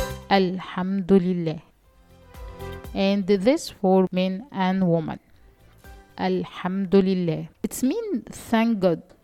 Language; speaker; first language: English; non-native, fluent; Arabic